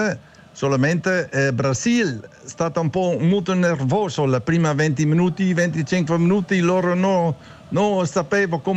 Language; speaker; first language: Italian; non-native, learner; Dutch